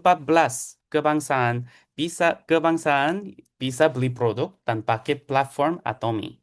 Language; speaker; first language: Indonesian; non-native, fluent; Korean